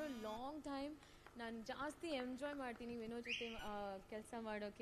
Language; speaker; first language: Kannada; non-native, learner; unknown